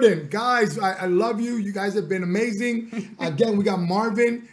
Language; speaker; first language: English; early bilingual, other home language; Spanish